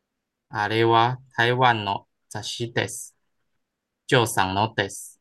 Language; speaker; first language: Japanese; non-native, learner; Chinese